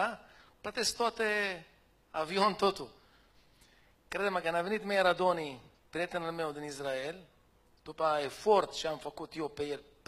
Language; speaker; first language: Romanian; non-native, fluent; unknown